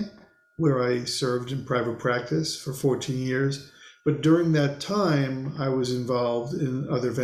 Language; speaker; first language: English; native; English